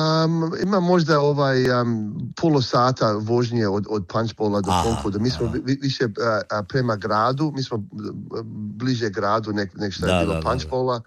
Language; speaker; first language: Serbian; early bilingual, heritage; Croatian